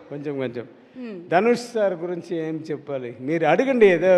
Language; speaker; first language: Telugu; non-native, learner; Tamil